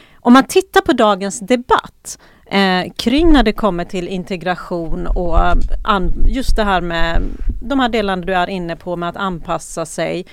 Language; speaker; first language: Swedish; early bilingual, other home language; Persian